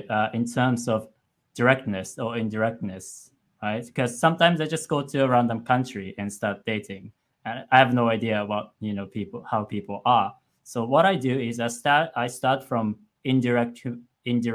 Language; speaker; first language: English; non-native, fluent; Japanese